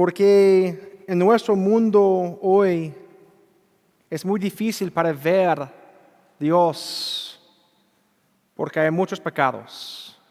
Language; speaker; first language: Spanish; non-native, learner; English